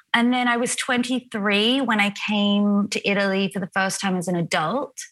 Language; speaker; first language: English; native; English